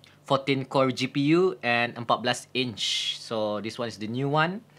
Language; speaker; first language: English; non-native, local second language; Malay